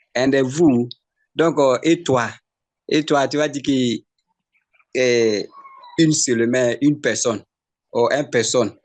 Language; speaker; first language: French; non-native, learner; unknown